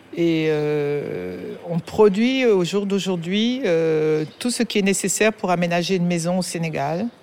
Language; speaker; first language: French; native; French